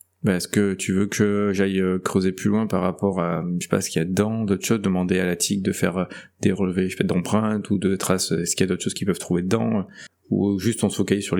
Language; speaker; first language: French; native; French